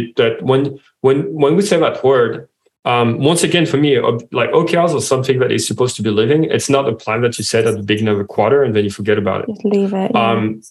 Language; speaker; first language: English; non-native, fluent; French